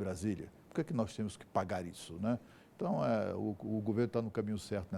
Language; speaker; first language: Portuguese; native; Portuguese